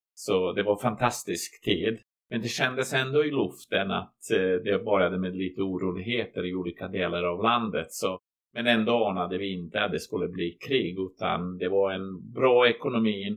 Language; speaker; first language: Swedish; non-native, fluent; Bosnian